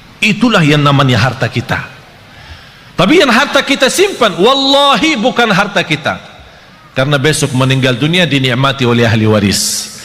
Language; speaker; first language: Malay; non-native, fluent; Arabic